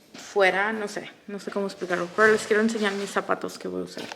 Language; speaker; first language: Spanish; early bilingual, other home language; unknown